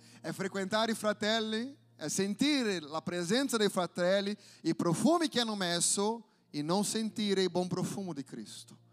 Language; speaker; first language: Italian; non-native, fluent; Portuguese